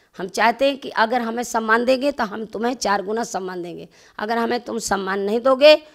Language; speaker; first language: Hindi; native; Hindi